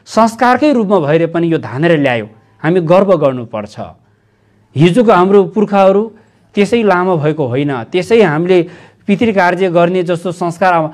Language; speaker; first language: Nepali; non-native, local second language; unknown